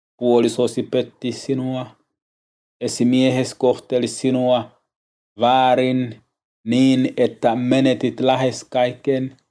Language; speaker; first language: Finnish; non-native, learner; Swahili